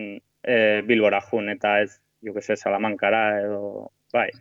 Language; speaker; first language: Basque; non-native, local second language; Spanish